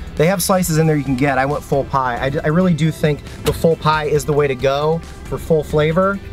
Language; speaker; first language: English; native; English